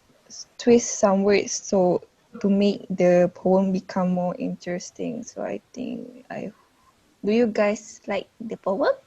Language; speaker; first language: English; non-native, fluent; Malay